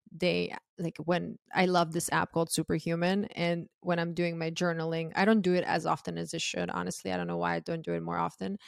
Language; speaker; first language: English; non-native, fluent; Croatian